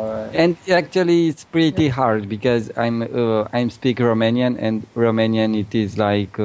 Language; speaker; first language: English; non-native, learner; Romanian